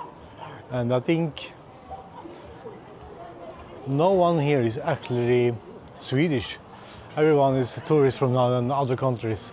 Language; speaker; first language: English; non-native, fluent; Swedish